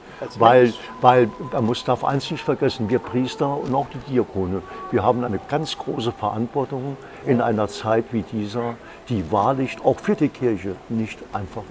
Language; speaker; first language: German; native; German